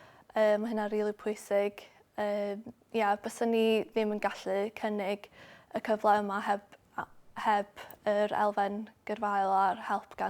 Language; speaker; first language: Welsh; non-native, local second language; English